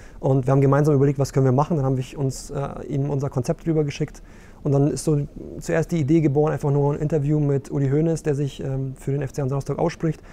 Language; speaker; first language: German; early bilingual, other home language; Romanian